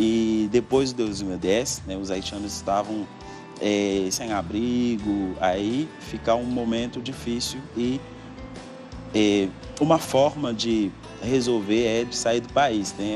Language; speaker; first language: Portuguese; non-native, fluent; Haitian Creole